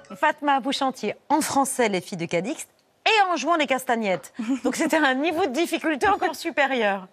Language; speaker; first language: French; native; French